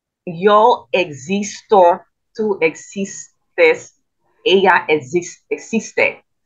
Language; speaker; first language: Spanish; non-native, learner; English